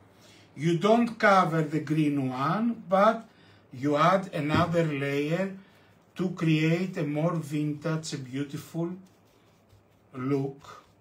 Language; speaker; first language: English; non-native, fluent; Greek